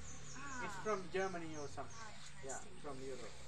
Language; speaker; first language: English; non-native, fluent; Sinhala